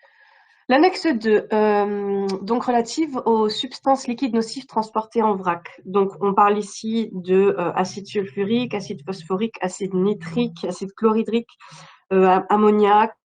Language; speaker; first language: French; native; French